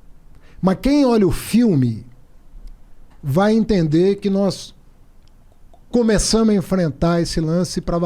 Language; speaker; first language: Portuguese; native; Portuguese